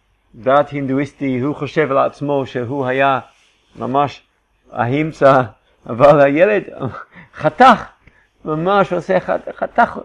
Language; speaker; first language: Hebrew; non-native, fluent; English